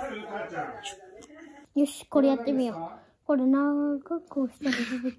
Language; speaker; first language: Japanese; native; Japanese